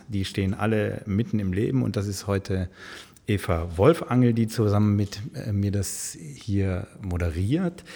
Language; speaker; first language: German; native; German